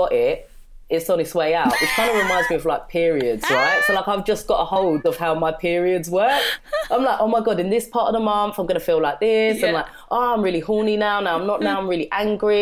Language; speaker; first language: English; native; English